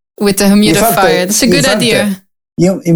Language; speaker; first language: English; non-native, learner; Dutch